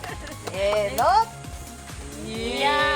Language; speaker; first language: Japanese; native; Japanese